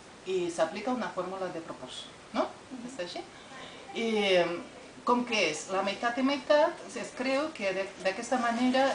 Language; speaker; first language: Catalan; non-native, fluent; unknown